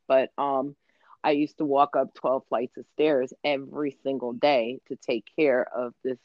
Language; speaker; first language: English; native; English